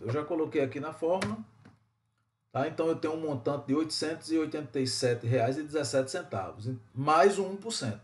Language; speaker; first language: Portuguese; native; Portuguese